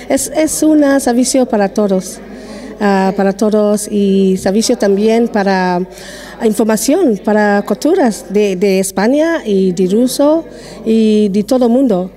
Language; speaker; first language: Spanish; non-native, learner; English